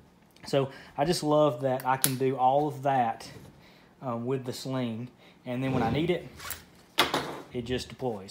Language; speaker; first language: English; native; English